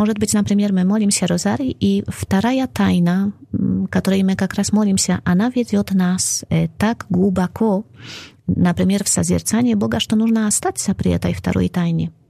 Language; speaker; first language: Russian; non-native, fluent; Polish